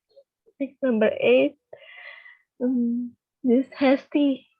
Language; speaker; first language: English; non-native, learner; Indonesian